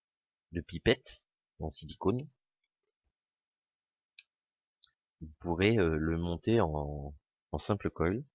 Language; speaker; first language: French; native; French